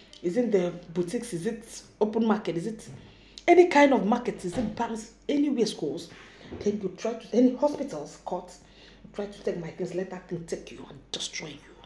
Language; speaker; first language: English; non-native, local second language; Ibibio